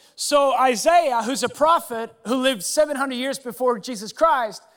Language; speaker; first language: English; non-native, fluent; Swedish